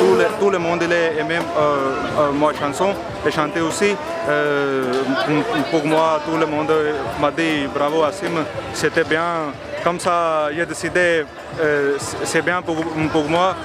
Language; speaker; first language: French; non-native, learner; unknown